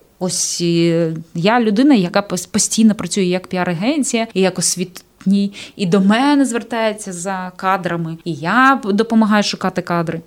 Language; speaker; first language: Ukrainian; native; Ukrainian